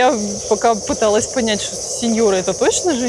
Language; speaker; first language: Russian; native; Russian